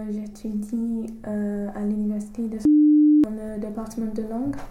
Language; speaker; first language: French; non-native, fluent; English